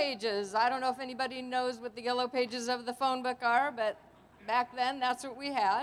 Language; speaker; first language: English; native; English